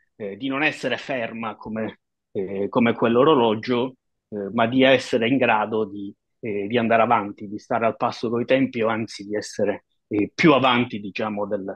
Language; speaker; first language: Italian; native; Italian